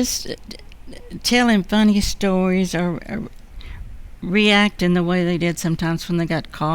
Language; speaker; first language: English; native; English